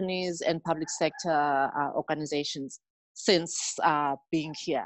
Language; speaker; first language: English; non-native, local second language; Xhosa